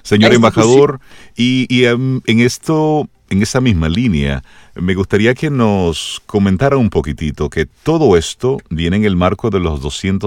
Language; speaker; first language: Spanish; native; Spanish